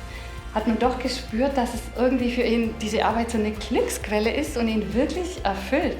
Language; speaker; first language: German; native; German